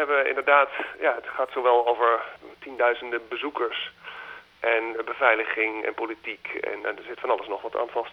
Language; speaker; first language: Dutch; native; Dutch